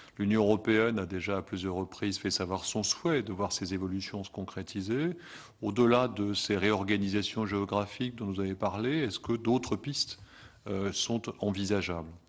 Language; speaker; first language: French; native; French